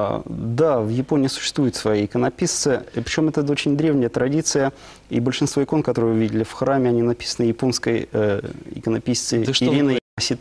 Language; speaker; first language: Russian; native; Russian